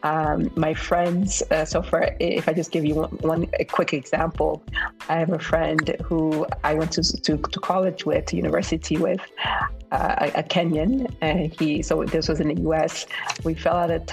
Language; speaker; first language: English; native; English